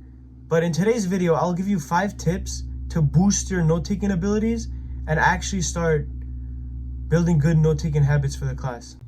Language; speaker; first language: English; native; English